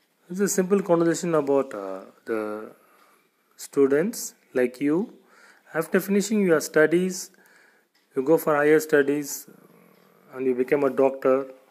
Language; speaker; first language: English; non-native, local second language; Tamil